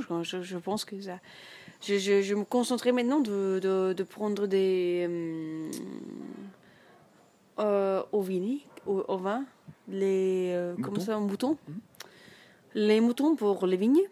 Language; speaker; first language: French; non-native, learner; German